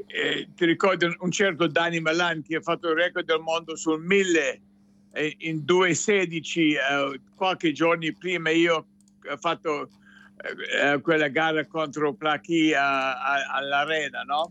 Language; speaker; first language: Italian; non-native, fluent; English